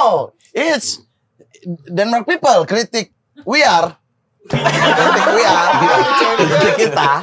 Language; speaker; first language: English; non-native, learner; Indonesian